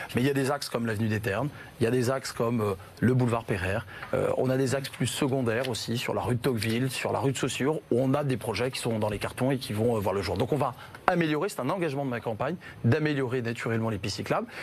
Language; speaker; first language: French; native; French